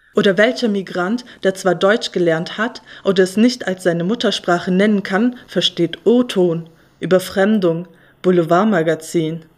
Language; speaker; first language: German; early bilingual, other home language; Turkish